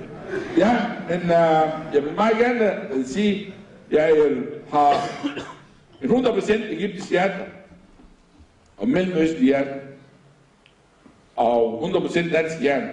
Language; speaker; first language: Danish; non-native, fluent; Arabic